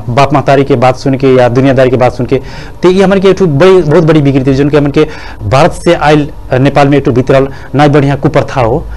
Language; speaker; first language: Bhojpuri; non-native, local second language; Rana Tharu